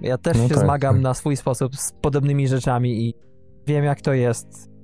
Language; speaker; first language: Polish; native; Polish